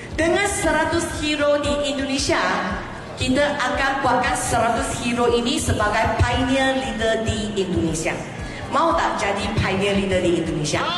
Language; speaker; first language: Malay; non-native, local second language; Chinese